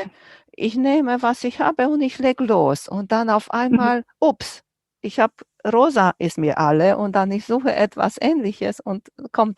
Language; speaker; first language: German; non-native, fluent; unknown